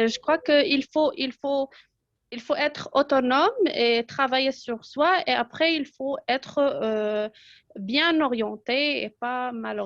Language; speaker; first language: French; non-native, local second language; Arabic